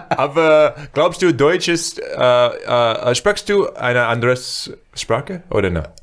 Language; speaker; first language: German; non-native, learner; English